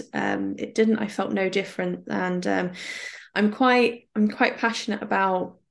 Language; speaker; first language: English; native; English